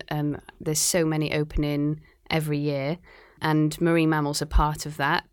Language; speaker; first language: English; native; English